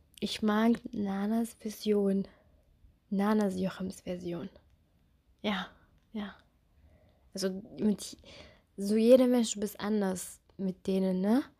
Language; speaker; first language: German; non-native, fluent; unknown